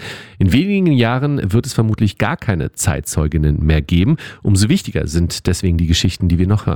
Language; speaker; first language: German; native; German